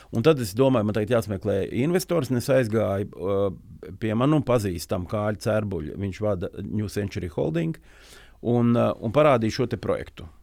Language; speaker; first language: Latvian; native; Latvian